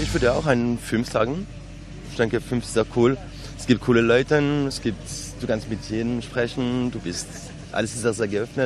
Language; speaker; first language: German; non-native, learner; French